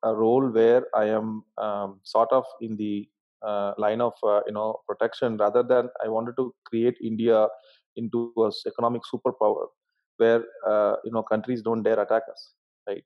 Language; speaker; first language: English; non-native, local second language; Tamil